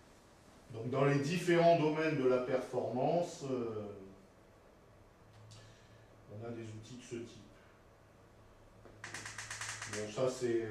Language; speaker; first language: French; native; French